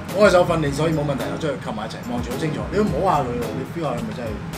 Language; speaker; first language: Cantonese; native; Cantonese